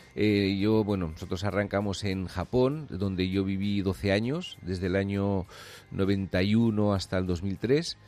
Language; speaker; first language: Spanish; native; Spanish